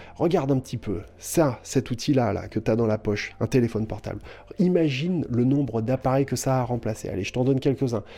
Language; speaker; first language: French; native; French